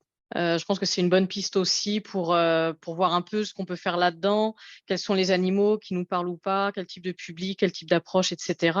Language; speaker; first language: French; native; French